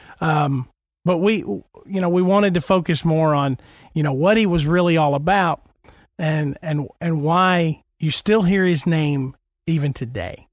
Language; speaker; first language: English; native; English